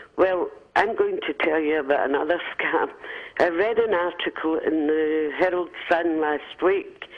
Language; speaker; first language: English; non-native, fluent; Finnish